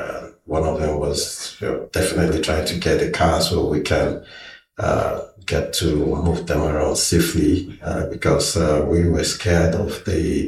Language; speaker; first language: English; non-native, local second language; Igbo